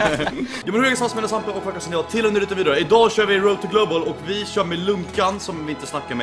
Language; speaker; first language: Swedish; native; Swedish